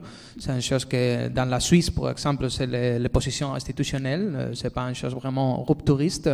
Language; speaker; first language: French; non-native, fluent; Spanish